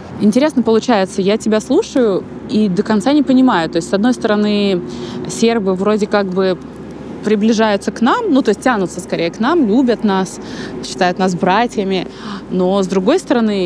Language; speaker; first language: Russian; native; Russian